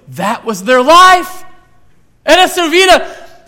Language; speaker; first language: English; native; English